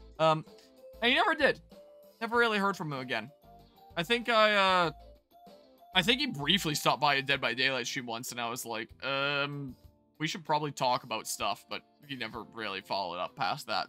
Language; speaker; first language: English; native; English